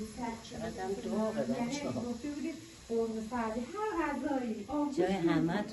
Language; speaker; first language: Persian; native; Persian